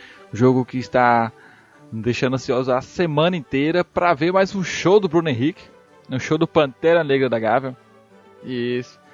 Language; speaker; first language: Portuguese; native; Portuguese